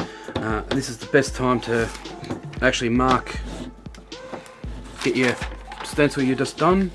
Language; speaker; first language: English; native; English